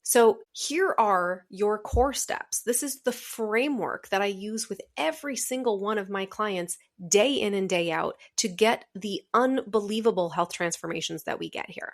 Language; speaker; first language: English; native; English